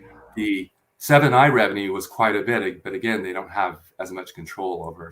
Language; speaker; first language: English; native; English